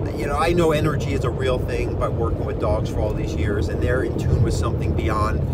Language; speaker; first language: English; native; English